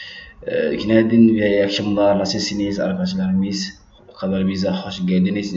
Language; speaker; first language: Turkish; non-native, fluent; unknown